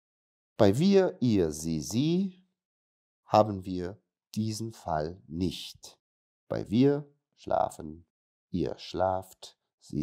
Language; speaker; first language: German; non-native, fluent; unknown